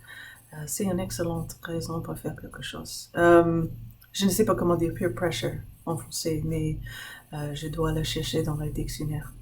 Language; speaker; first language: French; non-native, fluent; English